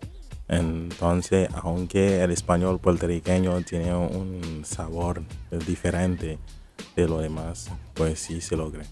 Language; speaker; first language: Spanish; non-native, fluent; Haitian Creole